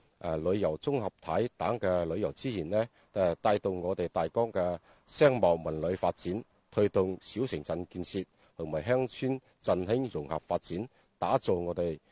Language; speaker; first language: Cantonese; native; Cantonese